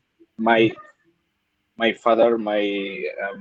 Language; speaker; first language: English; non-native, learner; Bangla